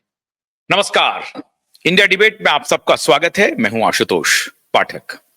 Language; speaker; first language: Hindi; native; Hindi